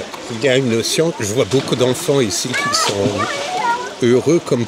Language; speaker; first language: French; non-native, fluent; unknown